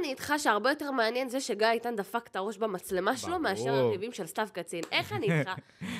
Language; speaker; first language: Hebrew; native; Hebrew